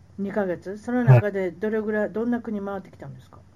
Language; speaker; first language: Japanese; native; Japanese